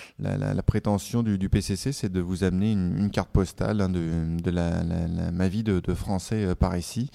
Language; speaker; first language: French; native; French